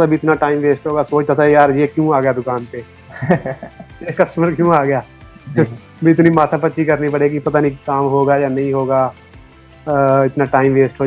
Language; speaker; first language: Hindi; native; Hindi